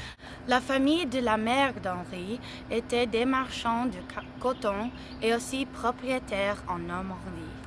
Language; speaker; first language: French; non-native, learner; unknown